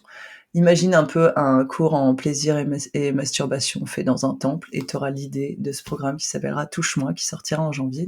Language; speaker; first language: French; native; French